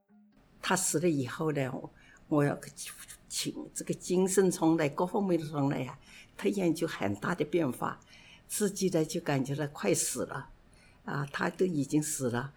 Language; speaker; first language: Chinese; native; Chinese